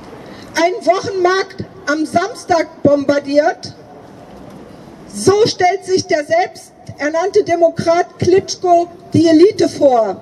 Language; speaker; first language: German; native; German